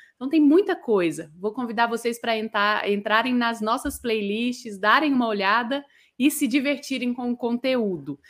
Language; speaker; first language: Portuguese; native; Portuguese